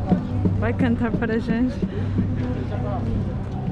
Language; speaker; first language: Portuguese; non-native, fluent; English